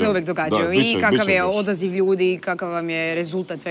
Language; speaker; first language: Bosnian; native; Bosnian